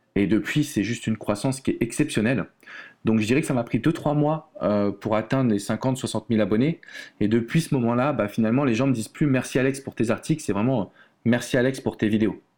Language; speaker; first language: French; native; French